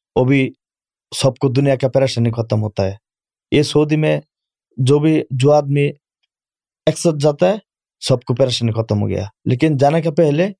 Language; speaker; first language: Urdu; non-native, learner; Bangla